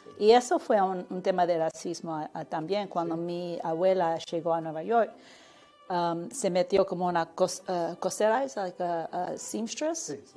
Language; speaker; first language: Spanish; early bilingual, heritage; Spanish